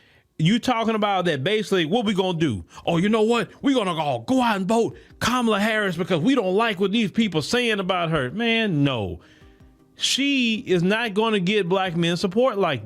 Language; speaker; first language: English; native; English